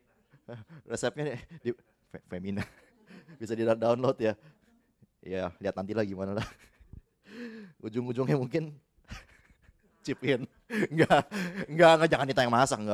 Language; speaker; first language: Indonesian; native; Indonesian